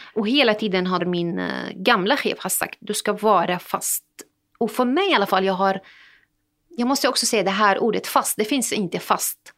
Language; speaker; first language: Swedish; non-native, fluent; Arabic